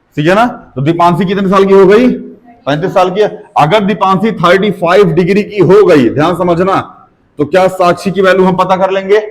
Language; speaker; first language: Hindi; native; Hindi